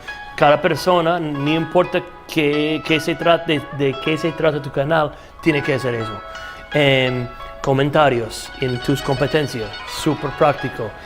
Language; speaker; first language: Spanish; non-native, fluent; English